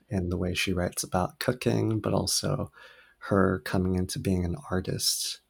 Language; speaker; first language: English; native; English